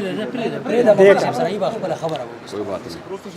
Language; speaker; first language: Urdu; native; Urdu